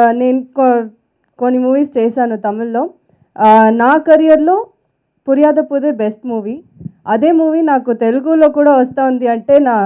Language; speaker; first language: Telugu; non-native, learner; Tamil